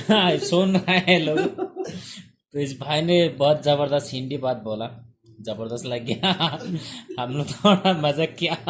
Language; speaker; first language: Hindi; non-native, local second language; Bangla